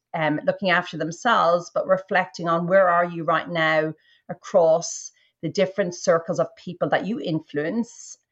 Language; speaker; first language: English; native; English